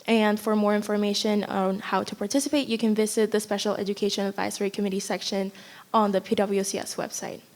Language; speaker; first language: English; non-native, fluent; Spanish